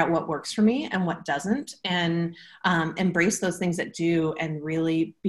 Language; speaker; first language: English; native; English